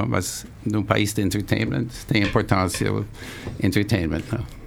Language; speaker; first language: Portuguese; non-native, fluent; English